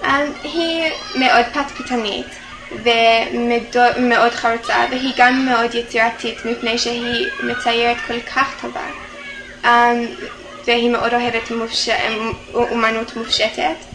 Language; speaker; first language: Hebrew; non-native, fluent; English